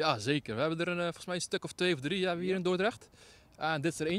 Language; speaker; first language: Dutch; early bilingual, other home language; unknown